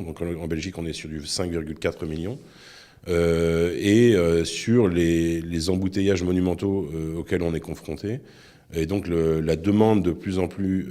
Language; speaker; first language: French; native; French